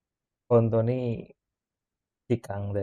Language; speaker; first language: Japanese; non-native, learner; Indonesian